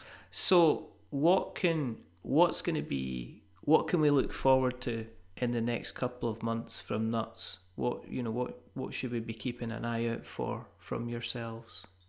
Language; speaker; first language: English; native; English